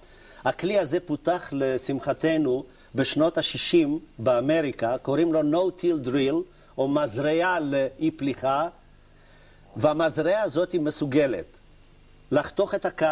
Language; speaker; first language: Hebrew; native; Hebrew